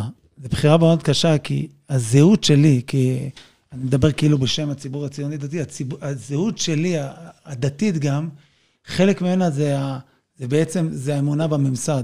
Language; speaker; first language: Hebrew; native; Hebrew